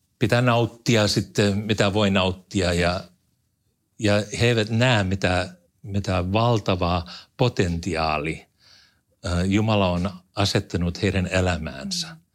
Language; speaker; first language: Finnish; non-native, fluent; English